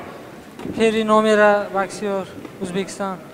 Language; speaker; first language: Russian; non-native, learner; Uzbek